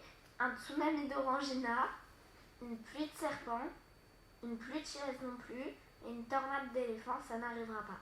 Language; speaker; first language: French; native; French